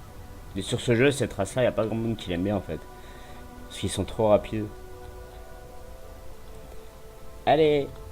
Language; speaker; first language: French; native; French